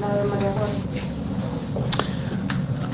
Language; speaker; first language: Spanish; native; Spanish